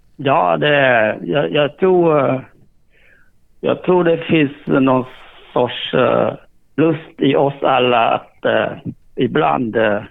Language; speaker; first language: Swedish; early bilingual, other home language; Vietnamese